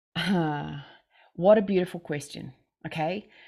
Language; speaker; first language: English; native; English